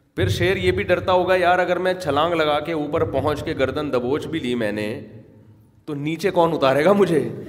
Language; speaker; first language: Urdu; native; Urdu